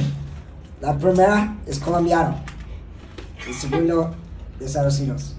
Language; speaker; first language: Spanish; non-native, learner; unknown